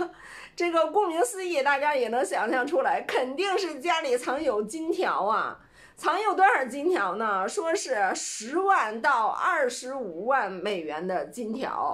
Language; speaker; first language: Chinese; native; Chinese